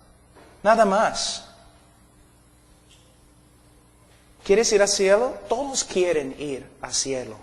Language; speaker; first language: Spanish; non-native, fluent; English